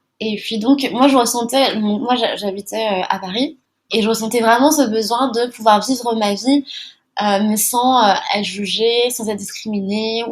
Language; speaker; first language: French; early bilingual, other home language; Malagasy